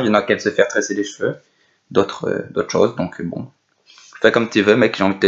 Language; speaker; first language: French; native; French